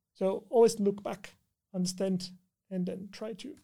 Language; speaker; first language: English; non-native, fluent; Portuguese